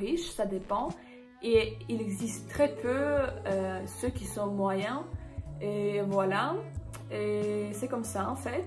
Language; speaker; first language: French; non-native, fluent; Ukrainian